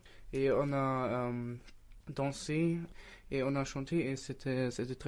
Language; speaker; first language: French; non-native, learner; German